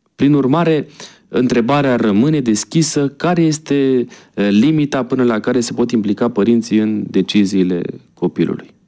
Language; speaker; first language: Romanian; native; Romanian